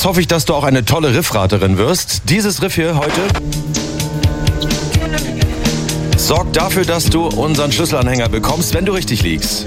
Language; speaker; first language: German; native; German